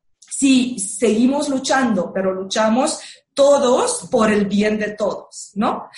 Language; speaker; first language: Spanish; non-native, fluent; Romanian